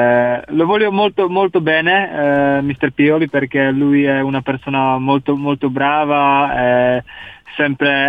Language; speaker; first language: Italian; non-native, learner; Czech